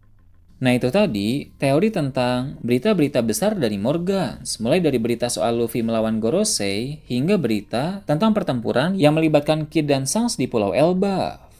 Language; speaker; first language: Indonesian; native; Indonesian